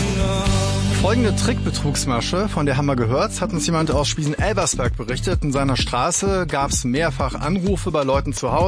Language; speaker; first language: German; native; German